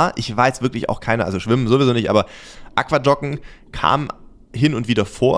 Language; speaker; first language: German; native; German